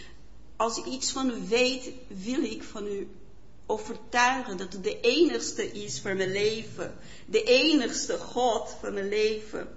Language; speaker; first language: Dutch; non-native, fluent; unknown